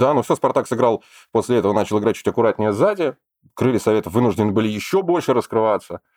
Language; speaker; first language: Russian; native; Russian